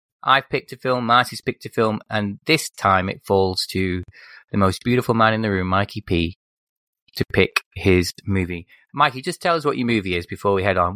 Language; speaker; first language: English; native; English